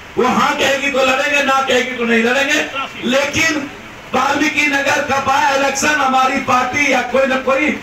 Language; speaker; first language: Hindi; native; Hindi